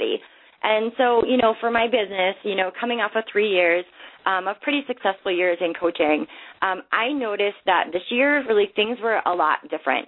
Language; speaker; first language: English; native; English